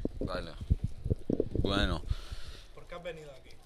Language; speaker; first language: Spanish; non-native, learner; Persian